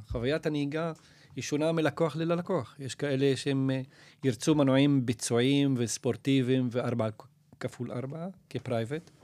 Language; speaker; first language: Hebrew; non-native, local second language; Arabic